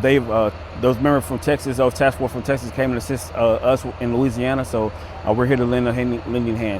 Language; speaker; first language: English; native; English